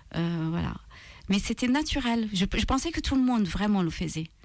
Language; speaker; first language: French; non-native, fluent; Maltese